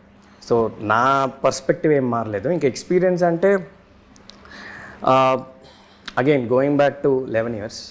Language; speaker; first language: Telugu; native; Telugu